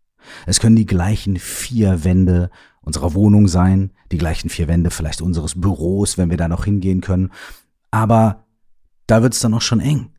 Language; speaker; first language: German; native; German